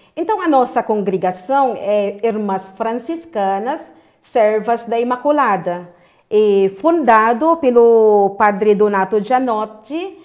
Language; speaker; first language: Portuguese; non-native, fluent; Filipino